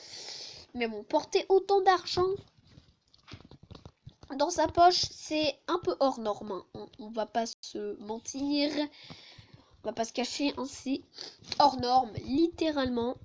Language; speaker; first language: French; native; French